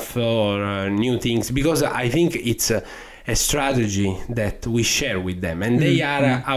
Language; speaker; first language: English; non-native, fluent; Italian